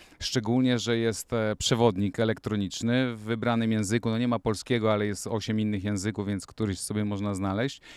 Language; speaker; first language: Polish; native; Polish